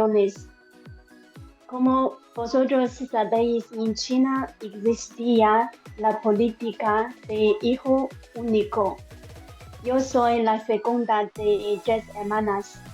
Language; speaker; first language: Spanish; non-native, learner; Chinese